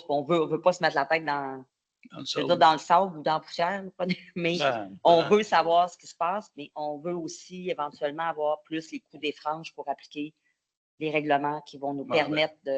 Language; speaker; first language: French; native; French